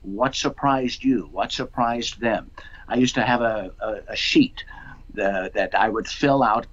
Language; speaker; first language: English; native; English